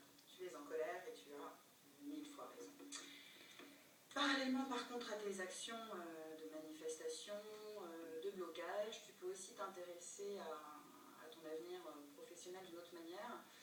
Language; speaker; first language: French; native; French